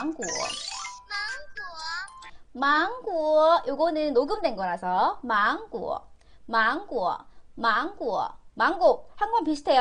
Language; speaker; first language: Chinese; non-native, fluent; Korean